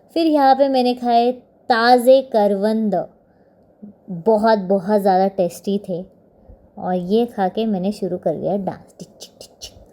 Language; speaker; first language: Hindi; non-native, local second language; Marathi